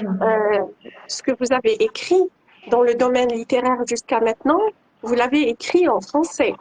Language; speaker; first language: French; non-native, local second language; Arabic